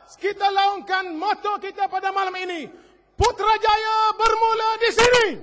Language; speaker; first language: Malay; native; Malay